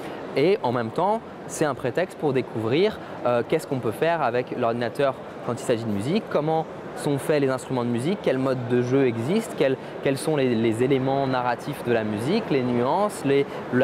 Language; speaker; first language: French; native; French